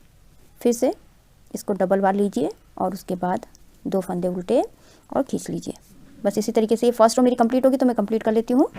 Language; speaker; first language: Hindi; non-native, local second language; Punjabi